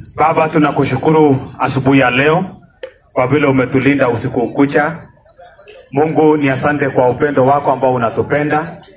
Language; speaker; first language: Swahili; non-native, local second language; Kalenjin